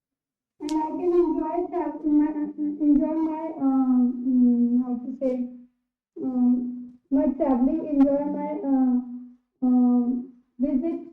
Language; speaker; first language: English; non-native, learner; Hindi